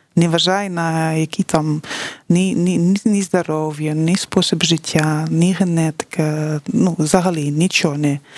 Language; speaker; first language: Ukrainian; non-native, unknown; Dutch